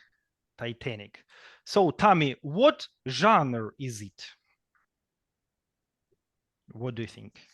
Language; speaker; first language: English; non-native, fluent; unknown